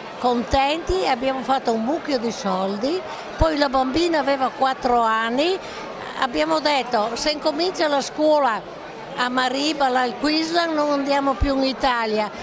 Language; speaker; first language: Italian; non-native, local second language; Friulian